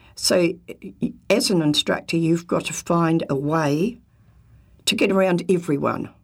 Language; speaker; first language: English; native; English